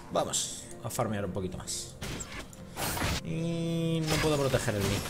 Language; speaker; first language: Spanish; native; Spanish